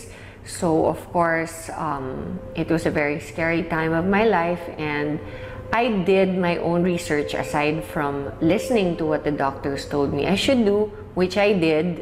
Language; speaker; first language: English; non-native, local second language; Filipino